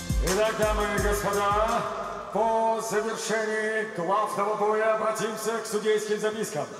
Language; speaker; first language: Russian; native; Russian